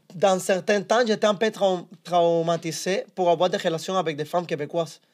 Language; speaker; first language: French; non-native, fluent; Spanish